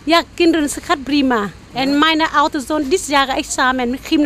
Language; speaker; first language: Dutch; non-native, learner; Vietnamese